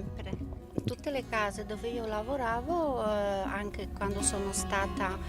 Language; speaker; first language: Italian; non-native, learner; Polish